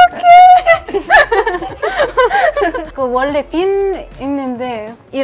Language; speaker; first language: Korean; non-native, learner; Arabic